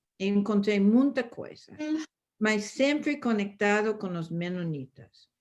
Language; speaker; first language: Portuguese; non-native, fluent; English